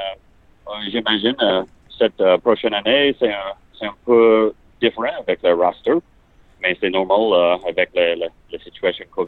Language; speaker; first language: French; non-native, learner; English